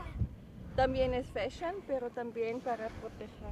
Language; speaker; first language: Spanish; non-native, learner; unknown